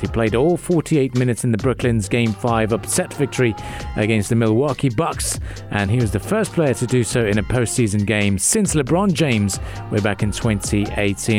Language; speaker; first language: English; non-native, local second language; Urdu